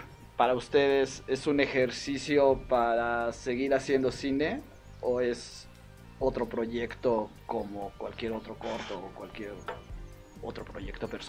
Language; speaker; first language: Spanish; native; Spanish